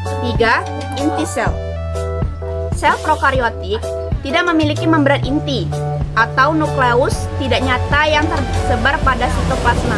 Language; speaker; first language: Indonesian; native; Indonesian